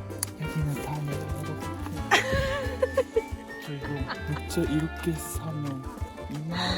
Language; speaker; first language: Korean; non-native, learner; Japanese